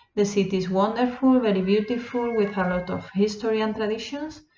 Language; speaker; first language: English; non-native, fluent; Spanish